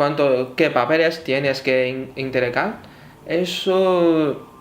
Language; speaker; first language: Spanish; non-native, fluent; Chinese